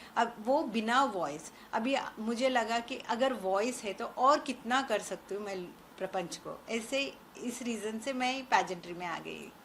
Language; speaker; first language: Hindi; non-native, local second language; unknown